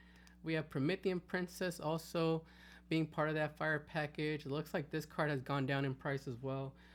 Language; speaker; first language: English; native; English